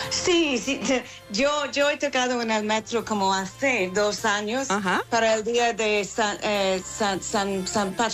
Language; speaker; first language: Spanish; non-native, fluent; English